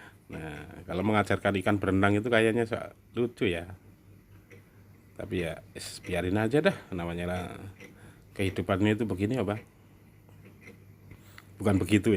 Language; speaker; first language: Indonesian; native; Indonesian